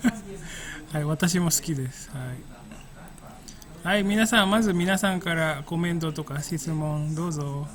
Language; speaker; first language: Japanese; non-native, fluent; Indonesian